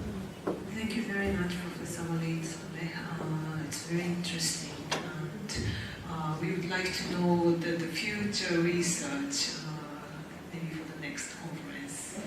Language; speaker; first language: English; non-native, fluent; Japanese